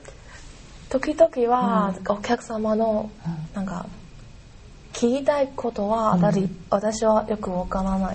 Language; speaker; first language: Japanese; non-native, learner; Chinese